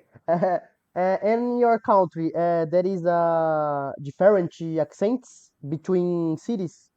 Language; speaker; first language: English; non-native, learner; Portuguese